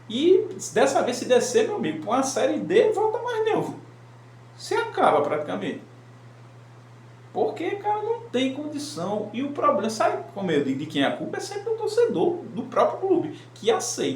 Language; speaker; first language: Portuguese; native; Portuguese